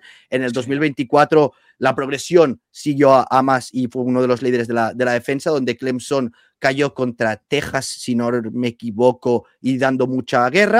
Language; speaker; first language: Spanish; native; Spanish